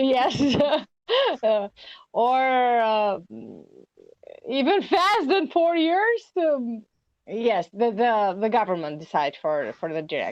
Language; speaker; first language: English; non-native, learner; Albanian